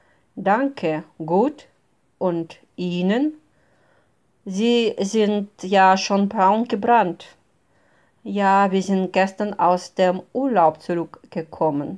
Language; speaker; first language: German; non-native, fluent; Russian